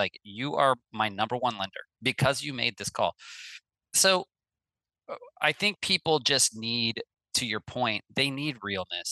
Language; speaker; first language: English; native; English